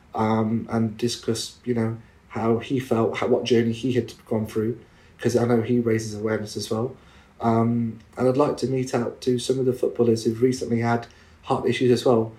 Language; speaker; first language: English; native; English